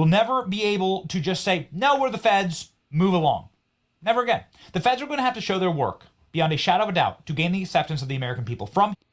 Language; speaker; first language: English; native; English